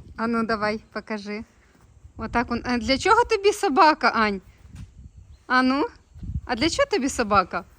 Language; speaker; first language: Ukrainian; non-native, local second language; Russian